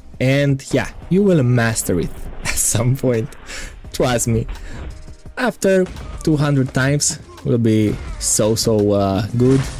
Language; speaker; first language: English; non-native, fluent; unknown